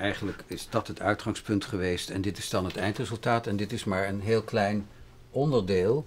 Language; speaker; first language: Dutch; native; Dutch